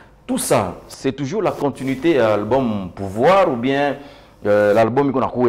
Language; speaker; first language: French; non-native, local second language; Swahili